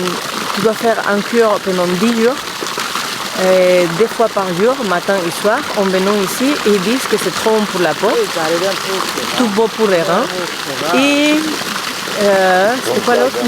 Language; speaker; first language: French; non-native, fluent; Spanish